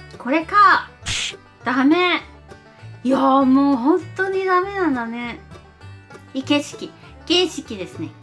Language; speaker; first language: Japanese; non-native, fluent; Spanish